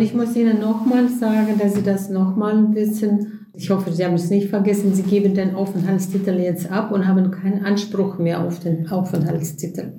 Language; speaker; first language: German; native; German